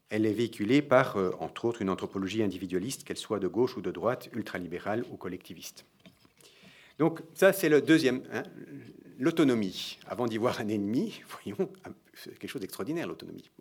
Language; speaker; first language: French; native; French